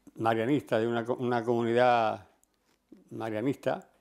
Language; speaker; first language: Spanish; native; Spanish